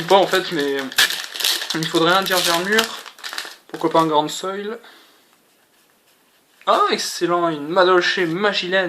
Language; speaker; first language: French; native; French